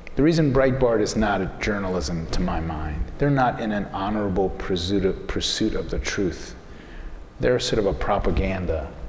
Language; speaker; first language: English; native; English